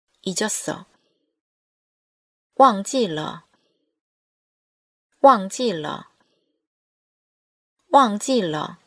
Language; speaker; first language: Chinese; non-native, fluent; Korean